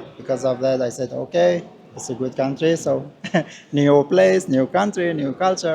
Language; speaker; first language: English; non-native, learner; Persian